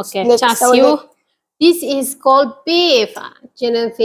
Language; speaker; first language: English; non-native, learner; Indonesian